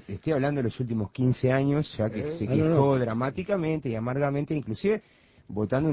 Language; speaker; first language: Spanish; native; Spanish